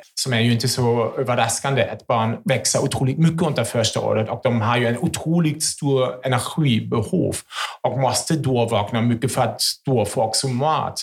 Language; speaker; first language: Swedish; non-native, fluent; German